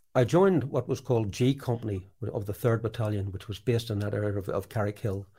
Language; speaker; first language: English; native; English